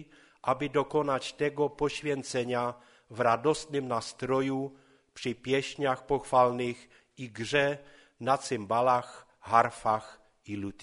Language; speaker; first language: Czech; non-native, local second language; Polish